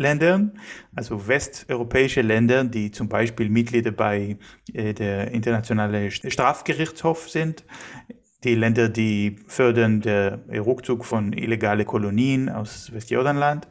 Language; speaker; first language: German; non-native, fluent; Hebrew